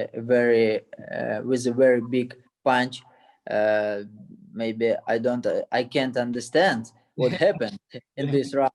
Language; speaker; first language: English; non-native, learner; Russian